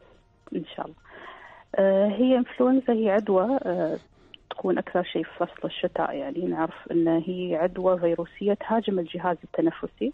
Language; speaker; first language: Arabic; native; Arabic